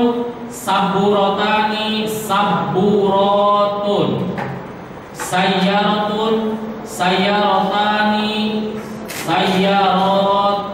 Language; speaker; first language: Arabic; non-native, fluent; Indonesian